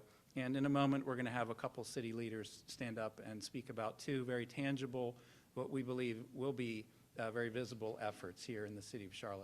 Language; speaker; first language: English; native; English